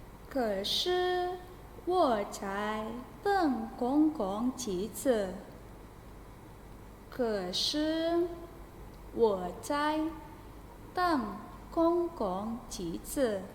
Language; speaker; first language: Chinese; non-native, fluent; Indonesian